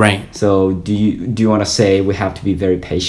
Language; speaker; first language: English; non-native, fluent; Korean